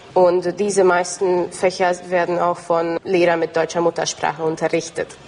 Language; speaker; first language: German; early bilingual, other home language; Turkish